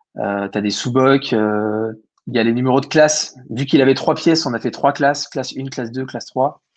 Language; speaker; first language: French; native; French